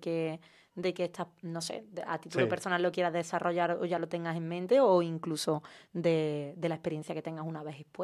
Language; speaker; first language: Spanish; native; Spanish